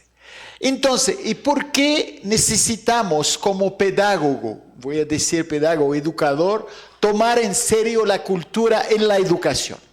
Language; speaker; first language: Spanish; non-native, fluent; Arabic